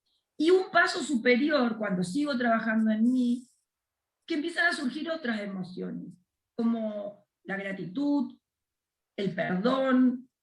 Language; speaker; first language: Spanish; native; Spanish